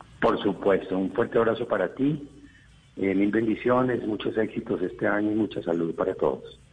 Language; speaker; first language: Spanish; native; Spanish